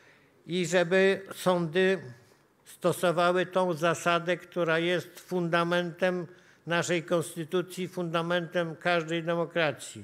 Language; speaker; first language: Polish; native; Polish